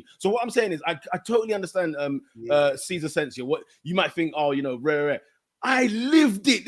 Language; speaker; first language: English; native; English